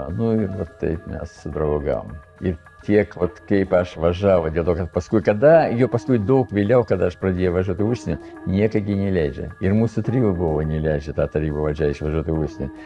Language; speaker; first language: Lithuanian; non-native, fluent; Russian